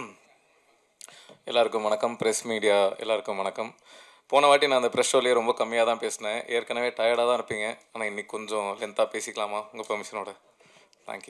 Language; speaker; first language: Tamil; native; Tamil